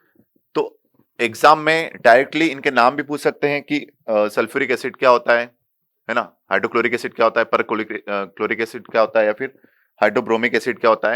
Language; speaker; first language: Hindi; native; Hindi